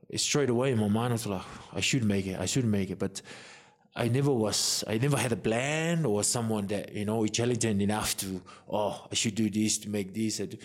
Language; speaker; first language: English; non-native, fluent; Samoan